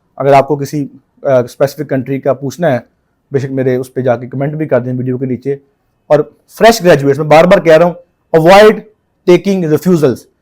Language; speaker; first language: Urdu; non-native, local second language; Punjabi